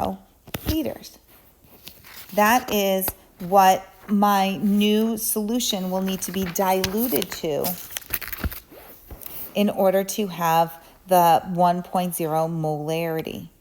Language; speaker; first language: English; native; English